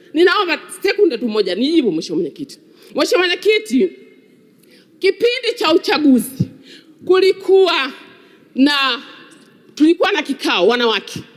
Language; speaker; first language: Swahili; native; Swahili